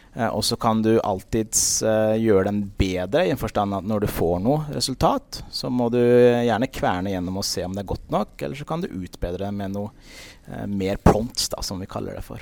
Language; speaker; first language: Norwegian; early bilingual, other home language; Punjabi